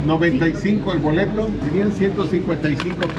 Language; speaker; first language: Spanish; native; Spanish